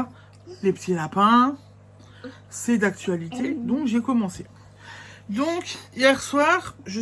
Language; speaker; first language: French; native; French